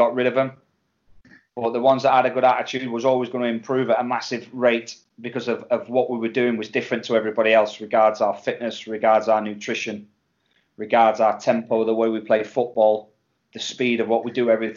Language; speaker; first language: English; native; English